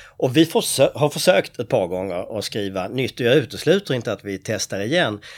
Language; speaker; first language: Swedish; native; Swedish